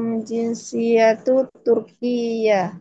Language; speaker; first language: Arabic; non-native, learner; Indonesian